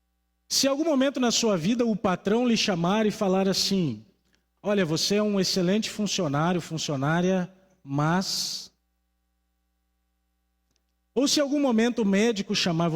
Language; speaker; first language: Portuguese; native; Portuguese